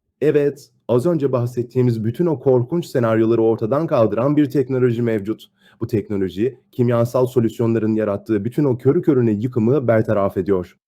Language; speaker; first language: Turkish; native; Turkish